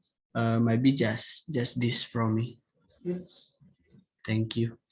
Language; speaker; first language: English; non-native, learner; Indonesian